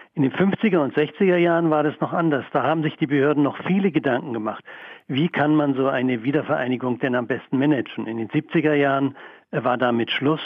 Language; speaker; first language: German; native; German